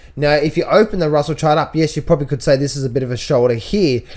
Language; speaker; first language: English; native; English